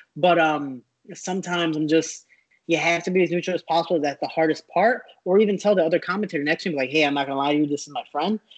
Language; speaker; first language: English; native; English